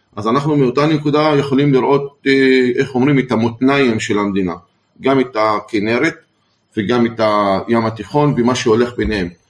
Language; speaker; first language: Hebrew; non-native, local second language; Arabic